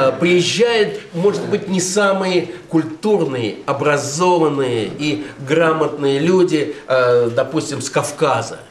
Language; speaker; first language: Russian; native; Russian